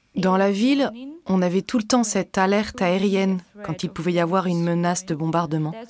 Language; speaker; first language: French; non-native, fluent; Ukrainian